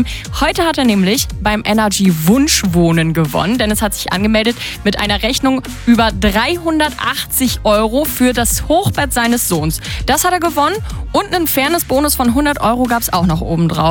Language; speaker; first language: German; native; German